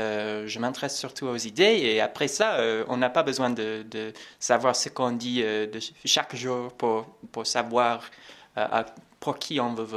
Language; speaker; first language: French; non-native, fluent; English